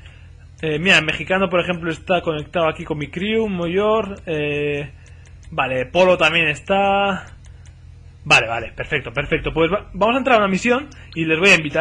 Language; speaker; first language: Spanish; native; Spanish